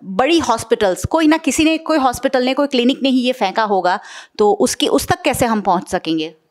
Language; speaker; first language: Hindi; non-native, local second language; Gujarati